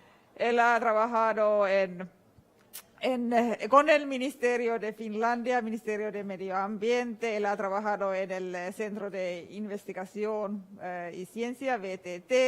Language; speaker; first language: Spanish; non-native, fluent; Finnish